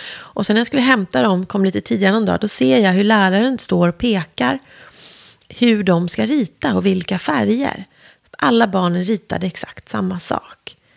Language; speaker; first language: Swedish; native; Swedish